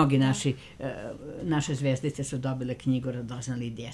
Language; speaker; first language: Croatian; native; Croatian